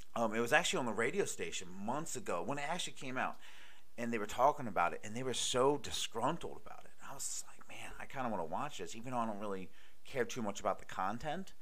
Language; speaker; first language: English; native; English